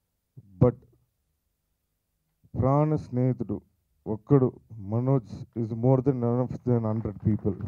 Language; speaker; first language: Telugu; non-native, learner; Tamil